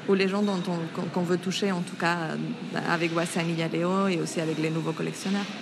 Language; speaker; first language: French; non-native, fluent; Spanish